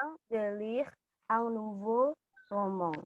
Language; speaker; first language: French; non-native, learner; Indonesian